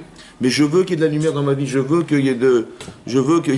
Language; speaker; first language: French; native; French